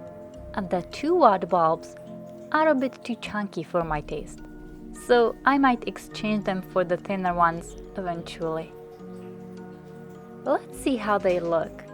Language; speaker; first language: English; non-native, fluent; Czech